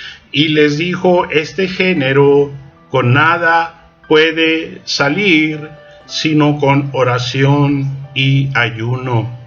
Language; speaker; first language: Spanish; native; Spanish